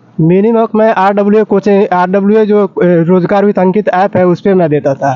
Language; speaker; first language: Hindi; native; Hindi